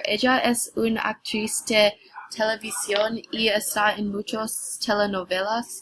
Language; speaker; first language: Spanish; non-native, learner; English